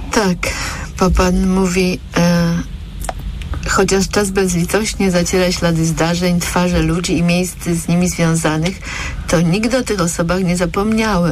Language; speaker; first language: Polish; native; Polish